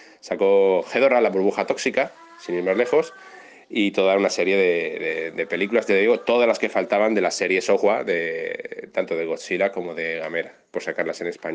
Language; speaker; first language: Spanish; native; Spanish